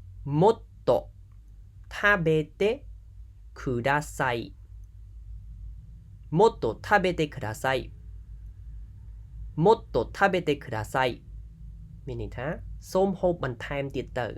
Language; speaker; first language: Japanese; non-native, fluent; Khmer